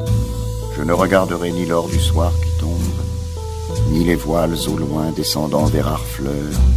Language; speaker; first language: French; native; French